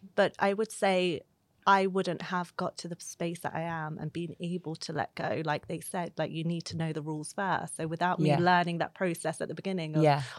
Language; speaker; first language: English; native; English